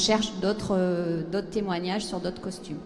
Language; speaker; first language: French; native; French